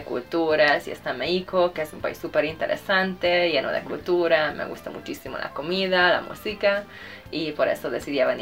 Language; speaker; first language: Spanish; non-native, fluent; Hungarian